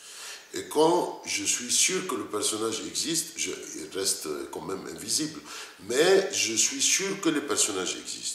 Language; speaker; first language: French; non-native, fluent; Arabic